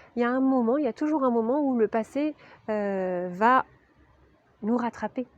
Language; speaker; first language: French; native; French